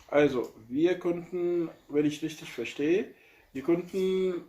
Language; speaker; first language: German; non-native, learner; Urdu